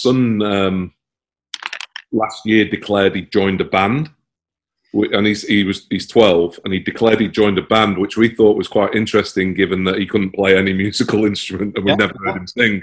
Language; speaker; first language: English; native; English